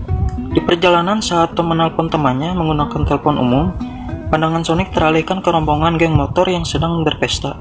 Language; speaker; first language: Indonesian; native; Indonesian